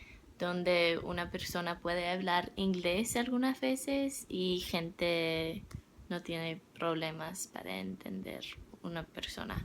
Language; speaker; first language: Spanish; non-native, learner; English